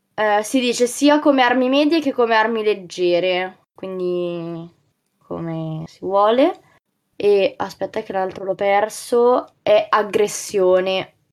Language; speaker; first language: Italian; native; Italian